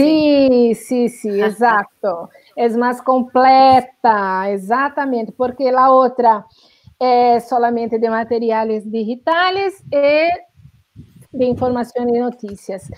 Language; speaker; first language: Spanish; non-native, learner; Portuguese